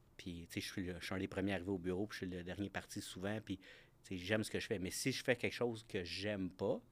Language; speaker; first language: French; native; French